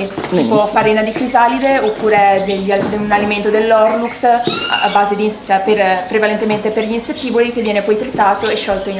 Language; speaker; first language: Italian; native; Italian